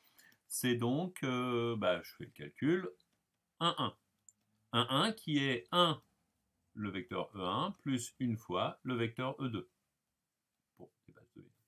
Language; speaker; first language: French; native; French